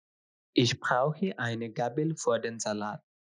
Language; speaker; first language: German; non-native, fluent; Bangla